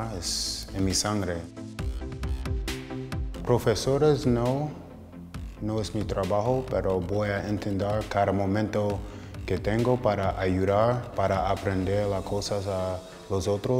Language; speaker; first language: Spanish; non-native, fluent; English